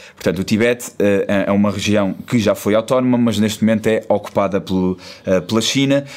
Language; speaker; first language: Portuguese; native; Portuguese